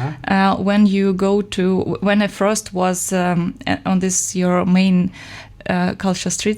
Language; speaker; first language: English; non-native, fluent; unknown